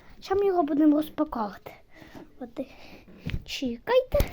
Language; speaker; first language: Ukrainian; native; Ukrainian